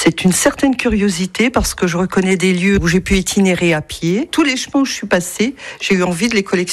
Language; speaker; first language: French; native; French